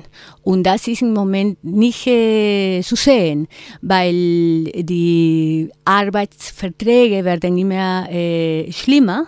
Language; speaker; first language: German; non-native, fluent; Spanish